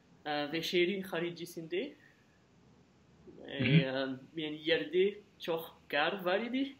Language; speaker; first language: Azerbaijani; non-native, learner; French